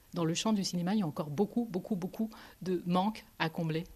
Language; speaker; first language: French; native; French